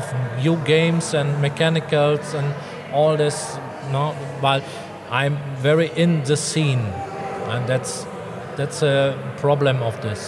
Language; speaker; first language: English; non-native, learner; German